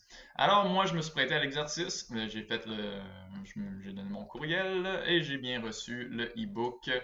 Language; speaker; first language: French; native; French